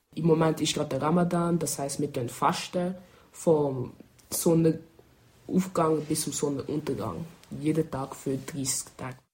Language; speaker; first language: German; early bilingual, other home language; French